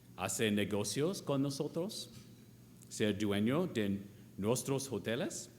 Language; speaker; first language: Spanish; non-native, learner; English